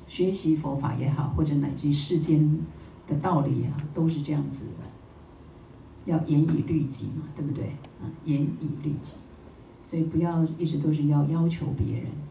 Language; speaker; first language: Chinese; native; Chinese